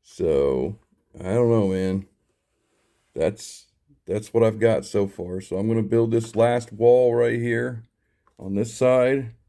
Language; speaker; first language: English; native; English